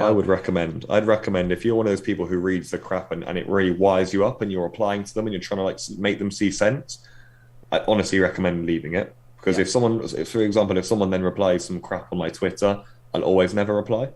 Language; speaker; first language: English; native; English